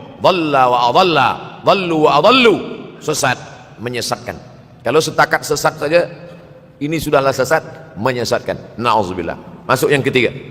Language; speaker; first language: Malay; native; Malay